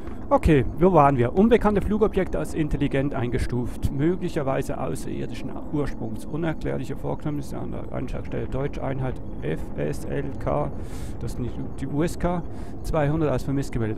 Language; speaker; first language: German; non-native, fluent; Swiss German